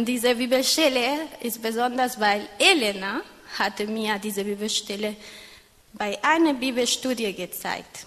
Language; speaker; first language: German; non-native, fluent; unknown